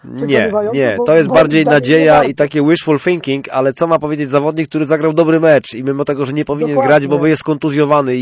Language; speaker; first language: Polish; native; Polish